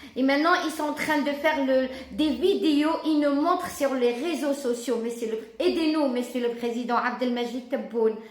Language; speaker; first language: French; non-native, local second language; Arabic